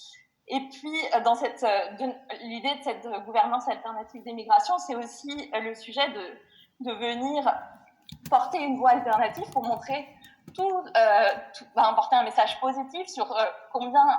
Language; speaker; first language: French; native; French